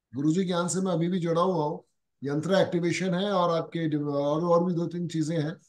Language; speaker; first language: Hindi; non-native, local second language; Marwari